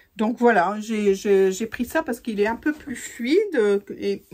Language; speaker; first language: French; native; French